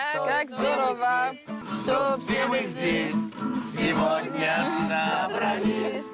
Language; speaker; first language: Russian; non-native, learner; French